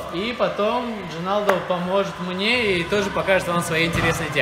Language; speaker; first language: Russian; native; Russian